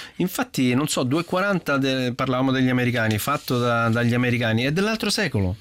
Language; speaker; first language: Italian; native; Italian